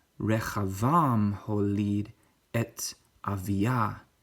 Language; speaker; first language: Hebrew; non-native, learner; English